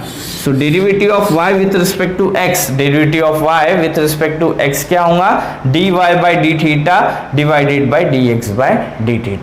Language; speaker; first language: Hindi; native; Hindi